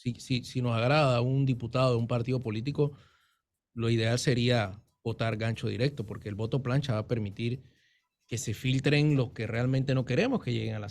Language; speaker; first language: Spanish; native; Spanish